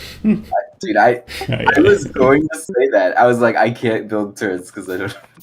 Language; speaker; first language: English; native; English